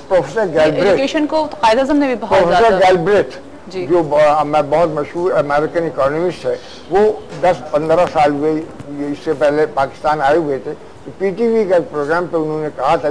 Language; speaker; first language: Urdu; native; Urdu